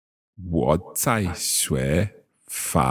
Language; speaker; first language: Chinese; non-native, learner; English